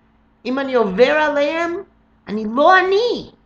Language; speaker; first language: Hebrew; non-native, fluent; English